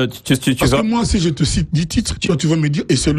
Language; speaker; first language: French; non-native, local second language; Lingala